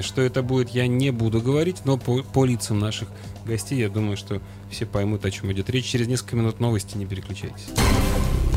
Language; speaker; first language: Russian; native; Russian